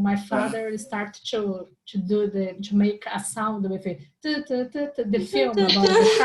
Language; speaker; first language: English; non-native, learner; Portuguese